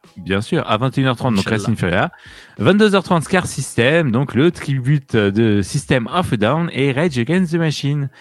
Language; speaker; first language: French; native; French